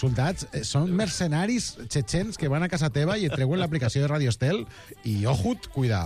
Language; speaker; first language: Catalan; native; Catalan